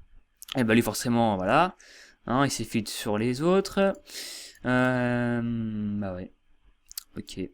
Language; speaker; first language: French; native; French